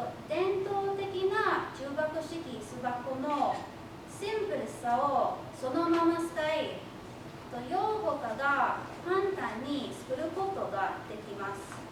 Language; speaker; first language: Japanese; non-native, fluent; English